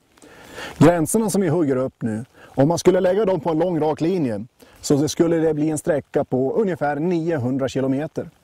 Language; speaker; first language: Swedish; native; Swedish